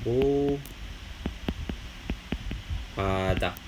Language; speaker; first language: Korean; non-native, fluent; Malay